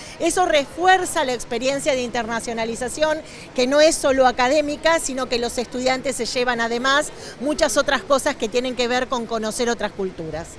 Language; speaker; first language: Spanish; native; Spanish